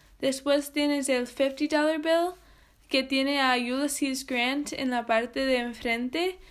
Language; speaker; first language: Spanish; non-native, fluent; English